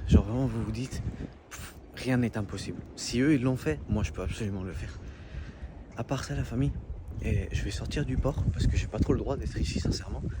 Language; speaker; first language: French; early bilingual, other home language; Spanish